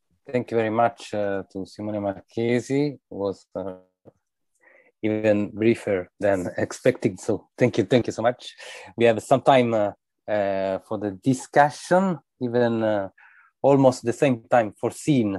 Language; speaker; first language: English; non-native, fluent; Italian